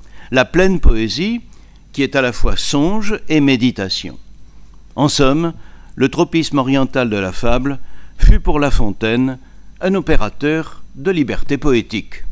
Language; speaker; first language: French; native; French